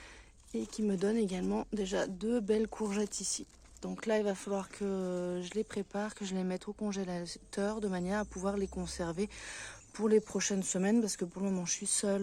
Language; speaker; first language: French; native; French